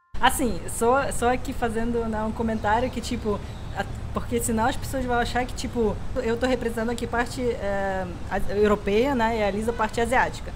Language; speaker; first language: Portuguese; non-native, fluent; Russian